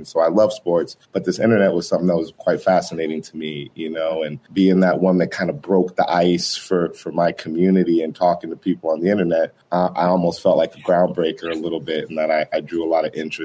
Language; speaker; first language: English; native; English